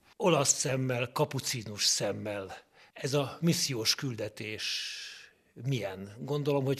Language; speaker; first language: Hungarian; native; Hungarian